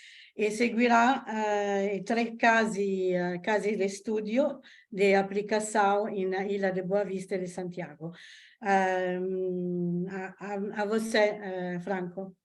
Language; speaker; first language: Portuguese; non-native, learner; Italian